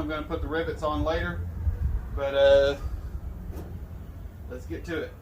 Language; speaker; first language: English; native; English